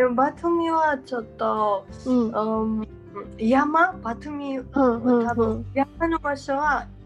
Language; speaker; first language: Japanese; non-native, learner; Georgian